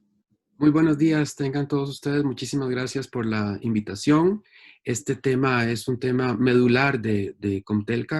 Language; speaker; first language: Spanish; native; Spanish